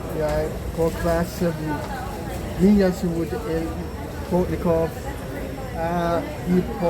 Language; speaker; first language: Russian; non-native, learner; English